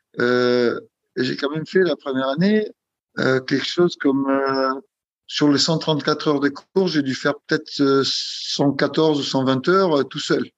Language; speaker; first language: French; non-native, fluent; Italian